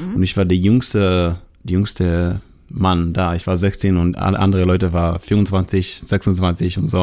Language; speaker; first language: German; non-native, fluent; Hebrew